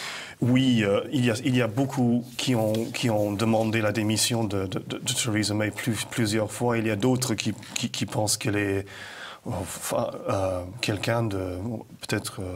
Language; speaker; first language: French; non-native, fluent; English